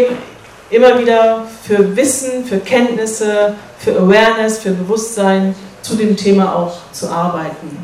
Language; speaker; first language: German; native; German